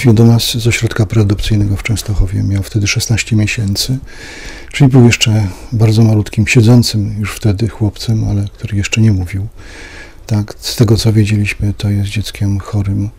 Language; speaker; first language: Polish; native; Polish